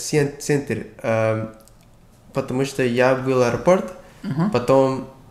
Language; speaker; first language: Russian; non-native, learner; English